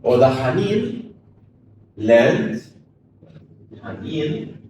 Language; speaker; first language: German; non-native, fluent; Arabic